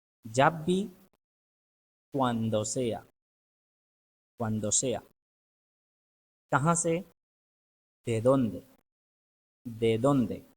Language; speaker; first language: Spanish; non-native, fluent; Urdu